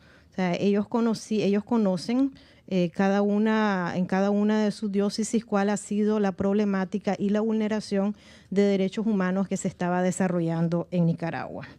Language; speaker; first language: Spanish; native; Spanish